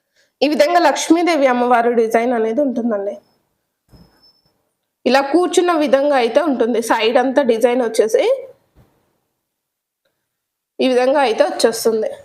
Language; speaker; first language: Telugu; native; Telugu